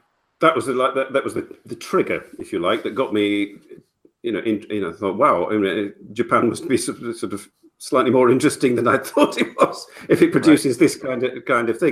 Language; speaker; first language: English; native; English